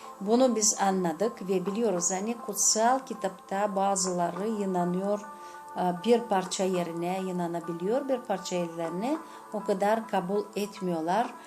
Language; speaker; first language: Turkish; non-native, fluent; Gagauz